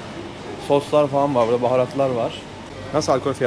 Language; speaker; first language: Turkish; native; Turkish